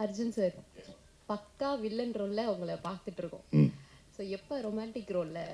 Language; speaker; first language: Tamil; native; Tamil